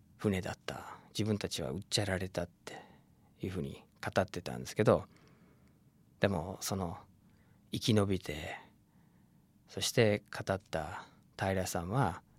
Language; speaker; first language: Japanese; non-native, fluent; English